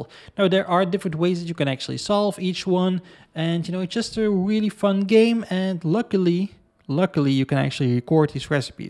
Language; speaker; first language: English; non-native, fluent; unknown